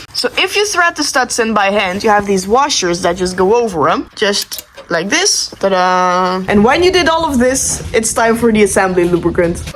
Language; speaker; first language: English; non-native, fluent; Dutch